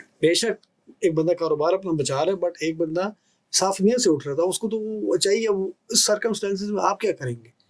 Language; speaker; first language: Urdu; non-native, local second language; Pashto